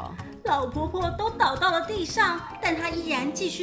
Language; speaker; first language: Chinese; native; Chinese